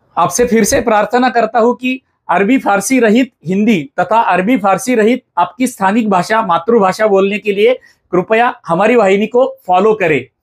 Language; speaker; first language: Hindi; non-native, local second language; Marathi